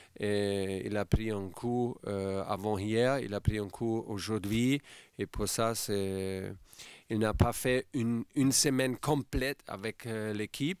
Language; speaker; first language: French; non-native, fluent; German